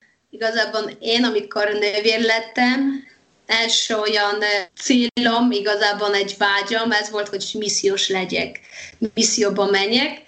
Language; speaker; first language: Hungarian; non-native, fluent; Polish